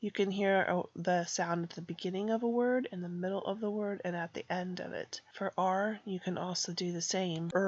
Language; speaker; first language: English; native; English